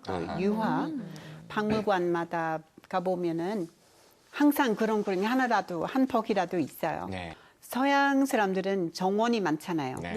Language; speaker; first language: Korean; non-native, fluent; English